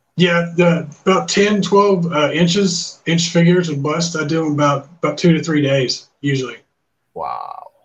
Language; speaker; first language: English; native; English